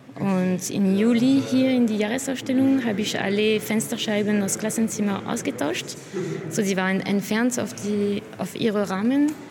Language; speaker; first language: German; non-native, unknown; French